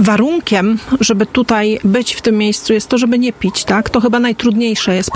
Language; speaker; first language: Polish; native; Polish